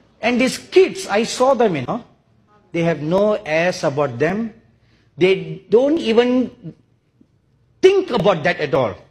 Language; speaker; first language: English; non-native, local second language; Tamil